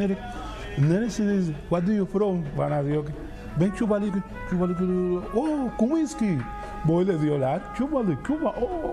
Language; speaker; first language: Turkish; non-native, learner; Spanish